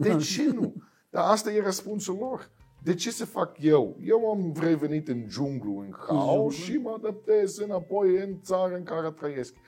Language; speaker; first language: Romanian; non-native, learner; Dutch